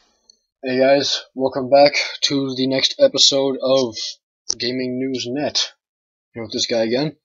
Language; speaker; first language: English; native; English